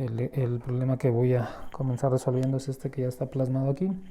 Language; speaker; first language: Spanish; native; Spanish